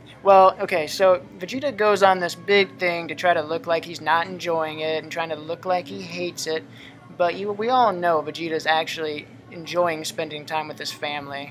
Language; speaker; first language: English; native; English